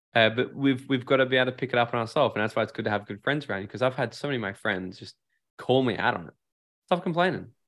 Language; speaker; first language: English; native; English